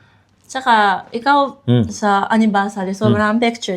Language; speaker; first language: Filipino; non-native, learner; Japanese